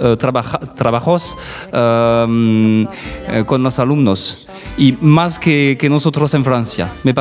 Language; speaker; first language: Spanish; non-native, learner; French